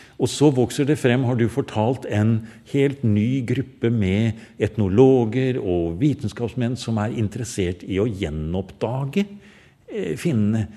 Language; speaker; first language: Norwegian; native; Norwegian